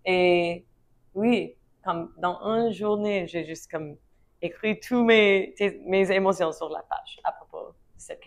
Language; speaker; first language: French; non-native, learner; English